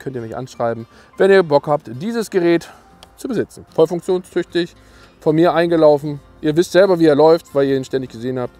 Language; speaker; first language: German; native; German